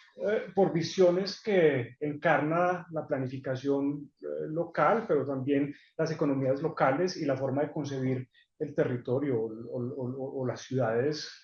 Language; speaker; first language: Spanish; native; Spanish